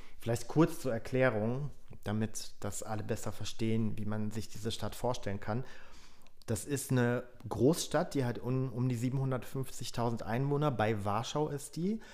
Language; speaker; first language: German; early bilingual, other home language; Polish